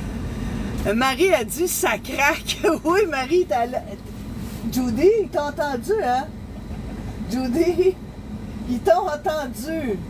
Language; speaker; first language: French; native; French